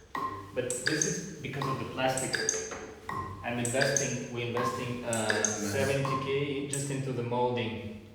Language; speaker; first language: English; non-native, fluent; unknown